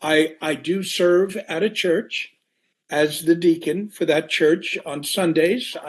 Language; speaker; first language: English; native; English